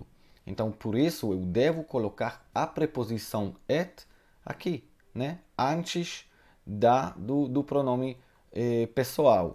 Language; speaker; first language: Portuguese; non-native, fluent; Hebrew